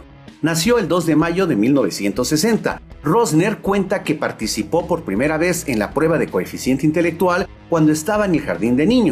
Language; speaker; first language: Spanish; native; Spanish